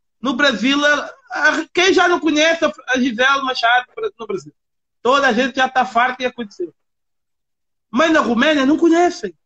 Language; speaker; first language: Portuguese; native; Portuguese